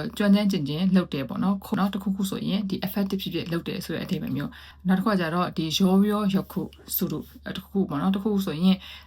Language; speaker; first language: Burmese; native; Burmese